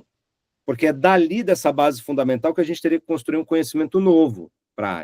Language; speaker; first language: Portuguese; native; Portuguese